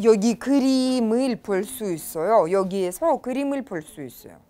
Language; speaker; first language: Korean; non-native, fluent; Russian